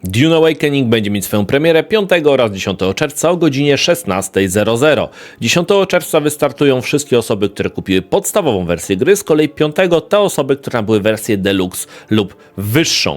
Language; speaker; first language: Polish; native; Polish